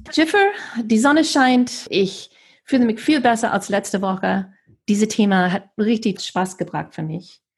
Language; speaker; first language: German; non-native, fluent; English